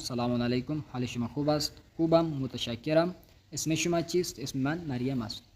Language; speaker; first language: Persian; non-native, fluent; Urdu